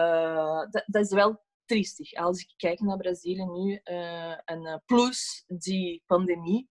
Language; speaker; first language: Dutch; non-native, fluent; Portuguese